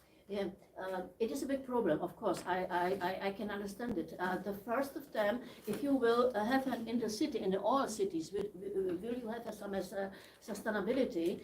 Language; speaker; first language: English; non-native, learner; Czech